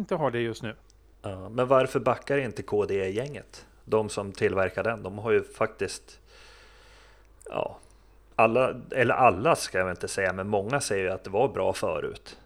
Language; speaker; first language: Swedish; native; Swedish